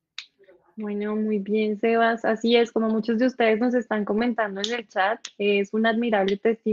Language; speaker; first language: Spanish; native; Spanish